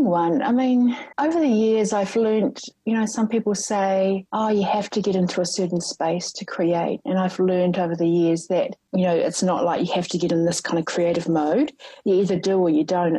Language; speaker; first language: English; native; English